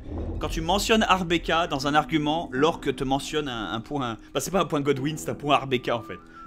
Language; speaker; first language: French; native; French